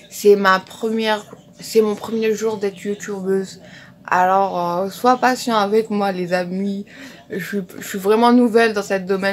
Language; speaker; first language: French; non-native, local second language; Morisyen